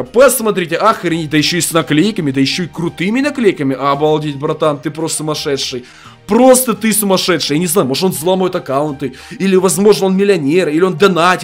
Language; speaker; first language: Russian; native; Russian